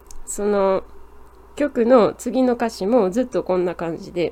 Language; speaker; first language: Japanese; non-native, fluent; English